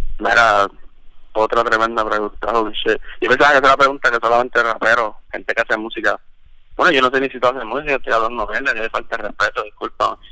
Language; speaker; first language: Spanish; early bilingual, heritage; Spanish